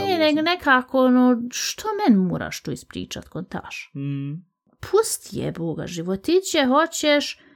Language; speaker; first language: Bosnian; early bilingual, heritage; Bosnian